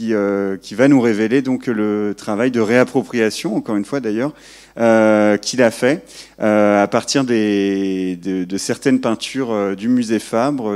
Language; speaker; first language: French; native; French